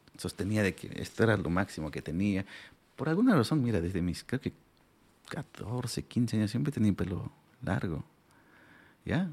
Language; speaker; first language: Spanish; non-native, local second language; Aymara